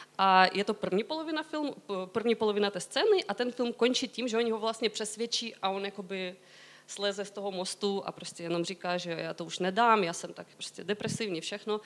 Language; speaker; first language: Czech; non-native, fluent; Ukrainian